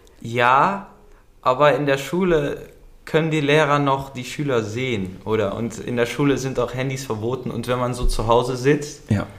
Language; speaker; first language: German; early bilingual, other home language; Dutch